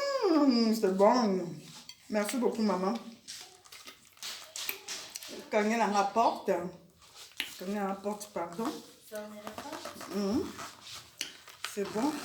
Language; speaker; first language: French; non-native, local second language; Lingala